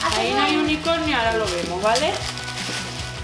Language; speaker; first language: Spanish; native; Spanish